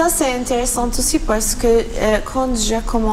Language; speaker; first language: French; non-native, learner; Maltese